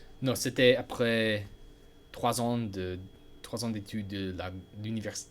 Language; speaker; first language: French; non-native, learner; English